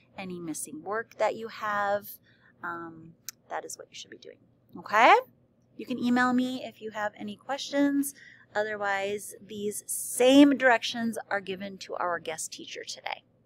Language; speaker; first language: English; native; English